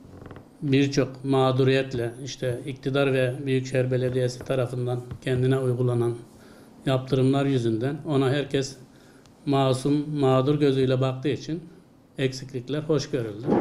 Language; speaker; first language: Turkish; native; Turkish